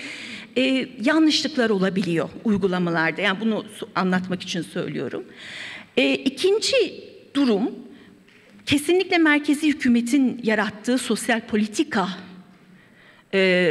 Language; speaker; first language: Turkish; native; Turkish